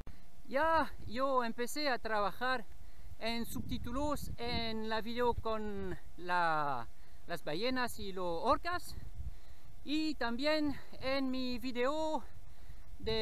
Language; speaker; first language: Spanish; non-native, learner; French